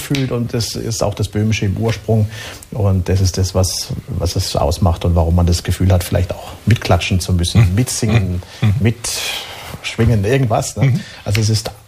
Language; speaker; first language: German; native; German